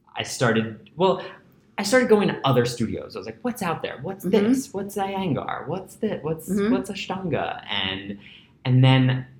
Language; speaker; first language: English; native; English